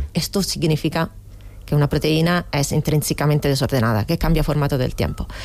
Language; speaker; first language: Spanish; non-native, fluent; Italian